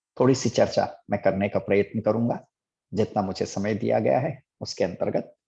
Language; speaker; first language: Hindi; native; Hindi